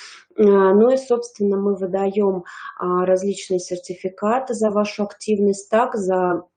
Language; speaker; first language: Russian; native; Russian